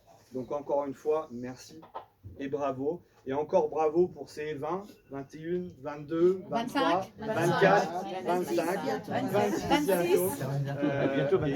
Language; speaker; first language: French; native; French